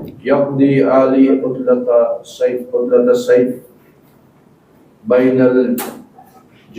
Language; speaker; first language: Arabic; non-native, learner; Filipino